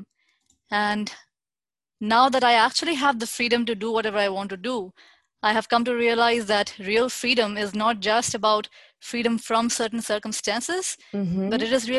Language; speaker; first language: English; non-native, local second language; Hindi